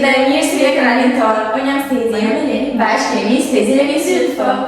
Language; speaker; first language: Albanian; early bilingual, heritage; Albanian